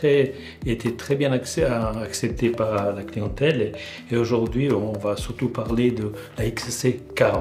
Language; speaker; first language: French; native; French